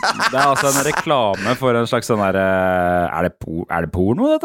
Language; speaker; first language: Norwegian; native; Norwegian